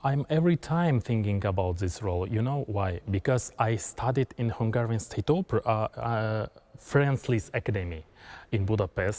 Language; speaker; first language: English; non-native, learner; Kazakh